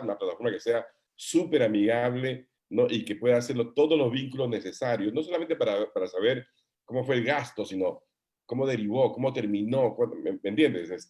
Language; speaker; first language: Spanish; native; Spanish